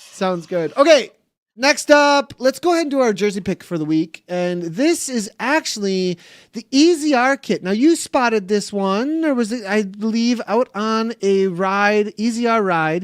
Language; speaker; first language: English; native; English